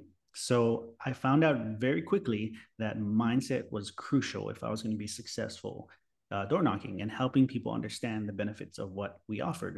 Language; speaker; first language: English; native; English